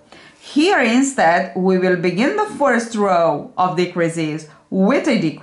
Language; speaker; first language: English; non-native, fluent; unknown